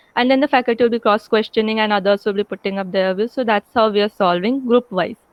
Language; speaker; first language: English; non-native, local second language; Hindi